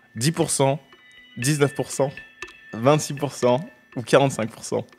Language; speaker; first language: French; native; French